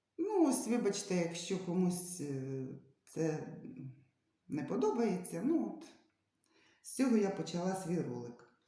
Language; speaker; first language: Ukrainian; native; Ukrainian